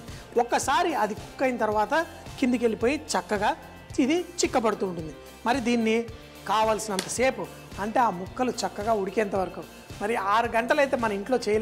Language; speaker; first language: Telugu; native; Telugu